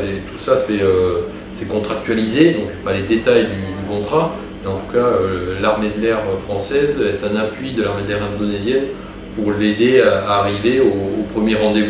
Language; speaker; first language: French; native; French